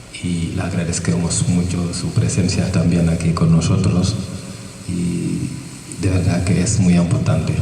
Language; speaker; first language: Spanish; non-native, fluent; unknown